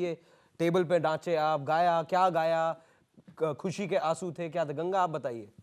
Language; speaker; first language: Hindi; native; Hindi